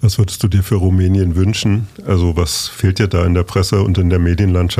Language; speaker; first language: German; native; German